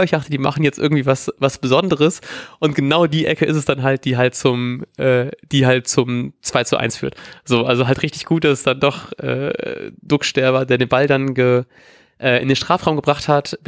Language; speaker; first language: German; native; German